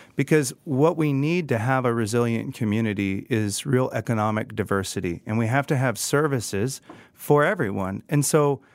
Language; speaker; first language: English; native; English